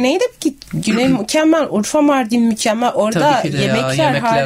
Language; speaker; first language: Turkish; native; Turkish